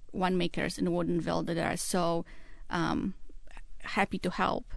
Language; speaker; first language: English; non-native, fluent; Polish